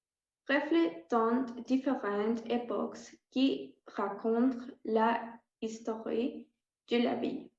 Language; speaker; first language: French; non-native, learner; Spanish